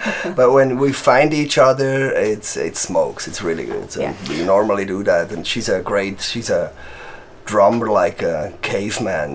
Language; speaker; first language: English; non-native, fluent; Swiss German